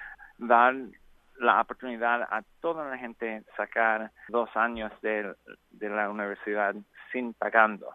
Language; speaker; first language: Spanish; non-native, learner; English